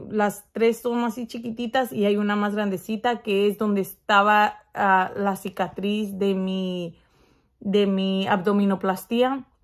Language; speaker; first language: Spanish; early bilingual, heritage; Spanish